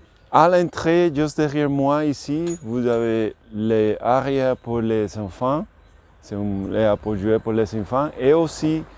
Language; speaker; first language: French; non-native, learner; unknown